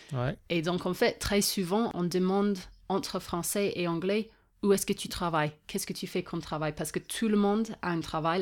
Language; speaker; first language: French; non-native, fluent; English